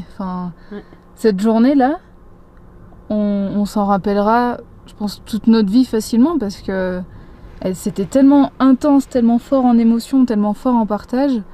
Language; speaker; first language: French; native; French